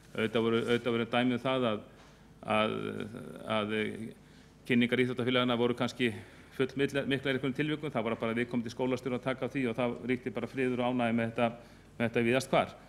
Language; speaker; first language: Icelandic; native; Icelandic